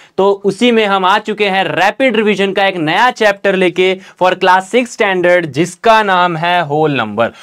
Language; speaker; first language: Hindi; native; Hindi